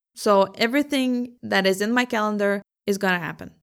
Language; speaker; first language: English; non-native, fluent; Lithuanian